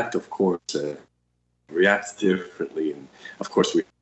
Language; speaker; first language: English; early bilingual, other home language; Russian